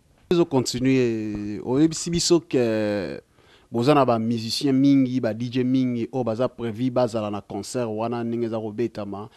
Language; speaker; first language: French; non-native, local second language; Lingala